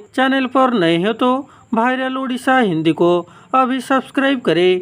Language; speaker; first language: Hindi; non-native, local second language; Odia